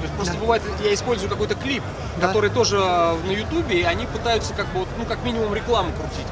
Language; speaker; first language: Russian; native; Russian